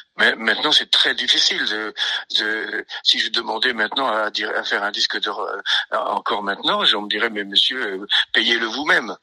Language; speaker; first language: French; native; French